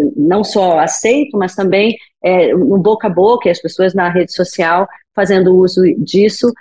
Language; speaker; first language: Portuguese; native; Portuguese